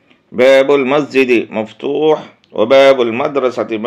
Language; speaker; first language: Arabic; non-native, fluent; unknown